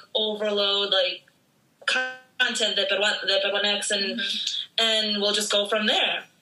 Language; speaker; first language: English; early bilingual, other home language; Spanish